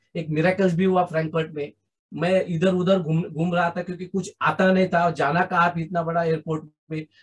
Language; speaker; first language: Hindi; non-native, local second language; Marathi